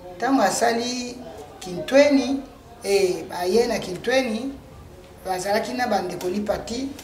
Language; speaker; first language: Lingala; native; Lingala